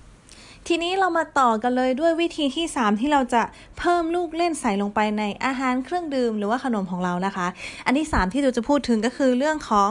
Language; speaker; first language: Thai; native; Thai